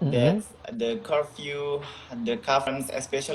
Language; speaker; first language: English; non-native, local second language; Indonesian